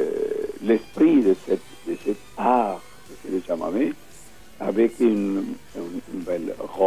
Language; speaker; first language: French; non-native, fluent; Spanish